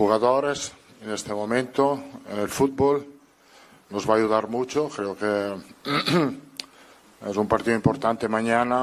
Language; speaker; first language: Spanish; non-native, fluent; Italian